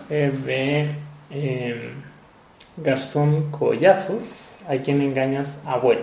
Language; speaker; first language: Spanish; native; Spanish